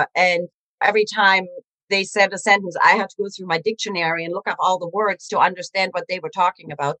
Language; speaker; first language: English; non-native, fluent; German